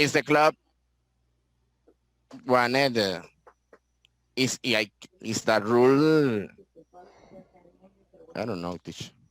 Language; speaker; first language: English; non-native, learner; Spanish